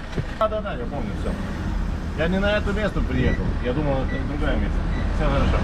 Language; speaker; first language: Russian; non-native, learner; Lithuanian